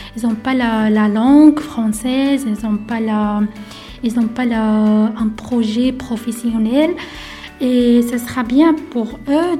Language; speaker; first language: French; non-native, learner; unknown